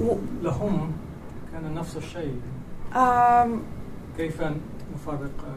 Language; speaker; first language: Arabic; non-native, learner; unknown